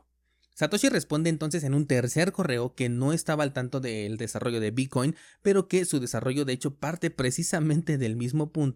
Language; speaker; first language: Spanish; native; Spanish